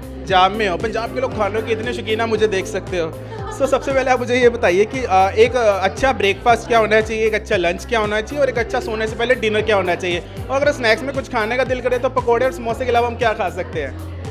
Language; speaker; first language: Hindi; non-native, local second language; Punjabi